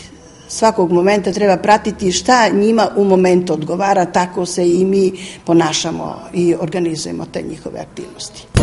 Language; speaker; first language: Serbian; native; Serbian